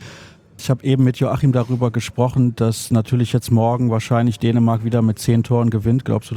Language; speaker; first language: German; native; German